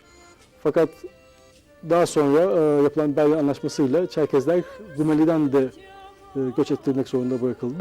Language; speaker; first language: Turkish; native; Turkish